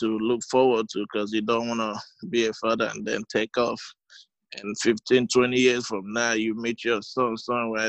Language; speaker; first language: English; non-native, local second language; Igbo